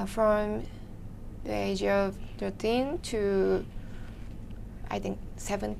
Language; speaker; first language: English; non-native, learner; Japanese